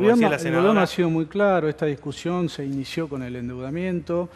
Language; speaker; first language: Spanish; native; Spanish